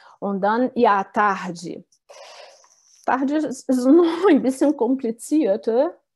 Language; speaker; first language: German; non-native, fluent; Portuguese